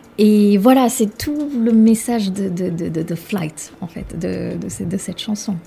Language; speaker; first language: French; non-native, fluent; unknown